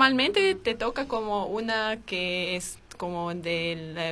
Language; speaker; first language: Spanish; non-native, learner; Armenian